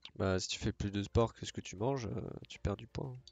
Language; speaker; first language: French; native; French